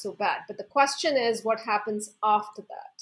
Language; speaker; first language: English; non-native, local second language; Hindi